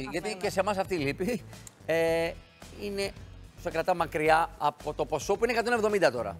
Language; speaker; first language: Greek; native; Greek